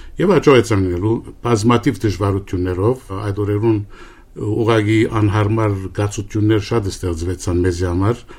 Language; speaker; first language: Armenian; early bilingual, heritage; Armenian